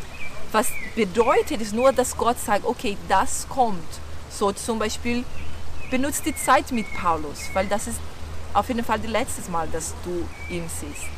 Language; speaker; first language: German; non-native, fluent; Portuguese